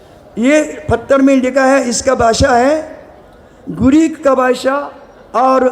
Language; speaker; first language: Hindi; non-native, learner; Japanese